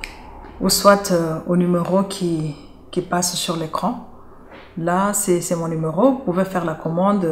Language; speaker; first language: French; non-native, local second language; Lingala